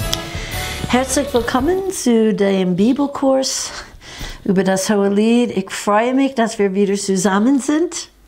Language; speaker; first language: German; non-native, fluent; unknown